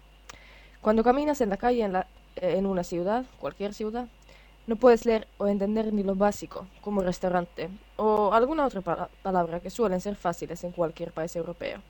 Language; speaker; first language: Spanish; non-native, fluent; Finnish